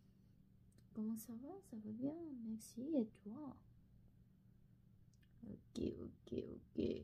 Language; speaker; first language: French; non-native, learner; Korean